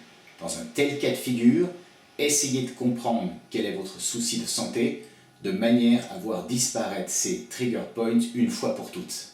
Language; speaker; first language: French; native; French